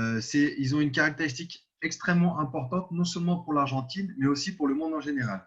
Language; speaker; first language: French; native; French